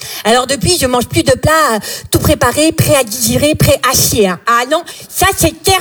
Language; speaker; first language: French; native; French